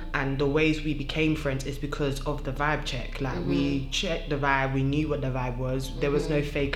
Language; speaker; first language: English; non-native, local second language; French